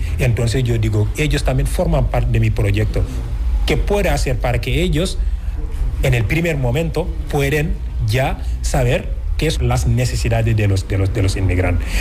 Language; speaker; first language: Spanish; non-native, fluent; Wolof